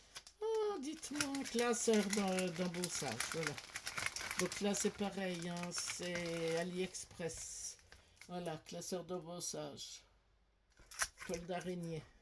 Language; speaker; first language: French; native; French